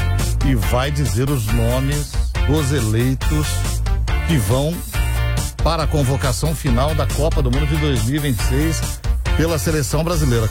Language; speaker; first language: Portuguese; native; Portuguese